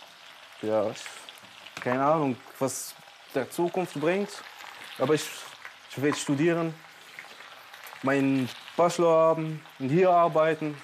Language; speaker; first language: German; non-native, learner; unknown